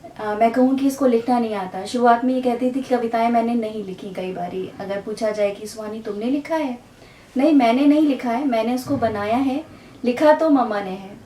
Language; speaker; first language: Hindi; native; Hindi